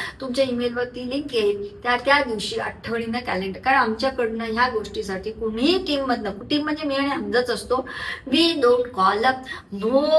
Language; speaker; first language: Marathi; non-native, local second language; Urdu